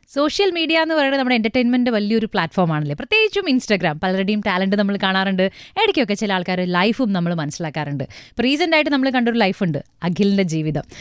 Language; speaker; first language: Malayalam; native; Malayalam